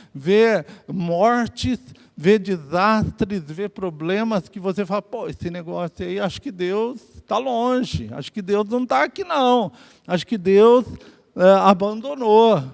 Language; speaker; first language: Portuguese; native; Portuguese